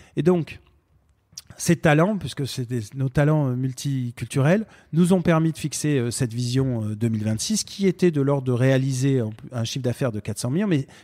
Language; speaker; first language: French; native; French